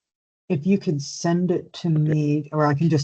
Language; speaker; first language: English; native; English